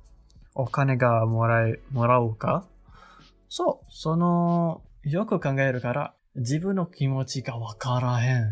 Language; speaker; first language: Japanese; non-native, learner; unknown